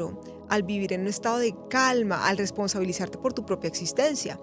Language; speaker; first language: Spanish; native; Spanish